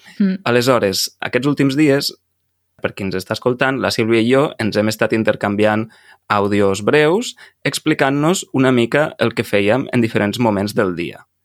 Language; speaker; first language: Catalan; native; Catalan